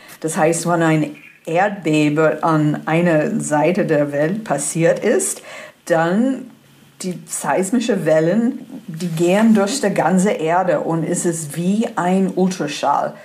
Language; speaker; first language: German; non-native, fluent; English